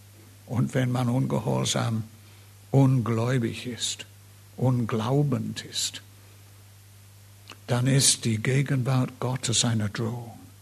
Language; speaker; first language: German; non-native, fluent; English